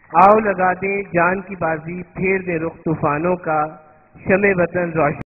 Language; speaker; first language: Urdu; native; Urdu